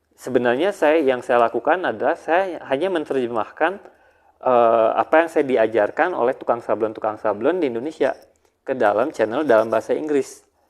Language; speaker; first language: Indonesian; early bilingual, heritage; Indonesian